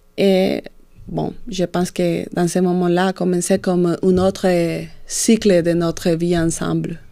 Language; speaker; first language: French; non-native, fluent; Spanish